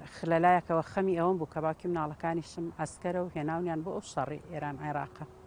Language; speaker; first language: Central Kurdish; native; Central Kurdish